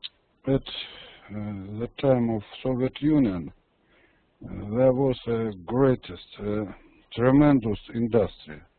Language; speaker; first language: English; non-native, learner; Russian